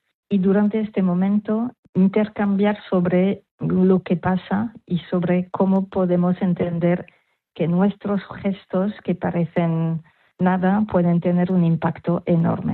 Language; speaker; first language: Spanish; non-native, fluent; French